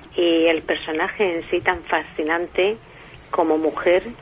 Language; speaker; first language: Spanish; native; Spanish